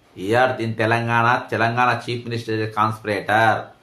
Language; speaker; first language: English; non-native, local second language; Telugu